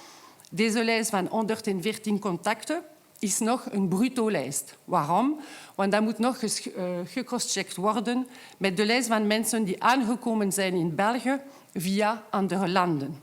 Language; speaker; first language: Dutch; non-native, local second language; French